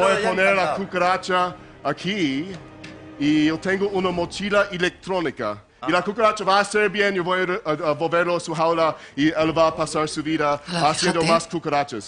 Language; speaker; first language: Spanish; non-native, fluent; English